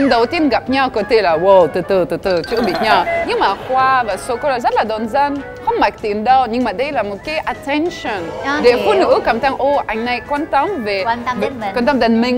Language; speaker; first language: Vietnamese; non-native, fluent; French